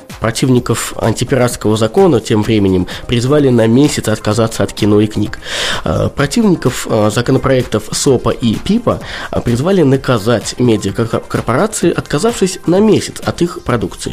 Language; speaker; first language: Russian; native; Russian